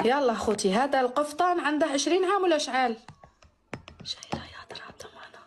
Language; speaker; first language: Arabic; native; Arabic